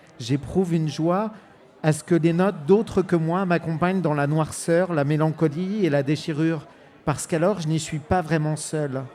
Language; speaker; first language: French; native; French